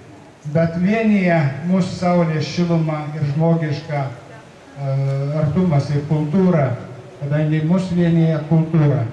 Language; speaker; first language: Lithuanian; non-native, learner; Latvian